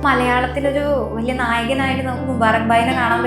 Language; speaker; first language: Malayalam; native; Malayalam